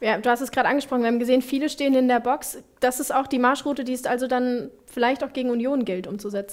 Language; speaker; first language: German; native; German